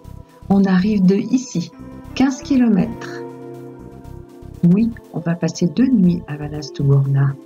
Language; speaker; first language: French; native; French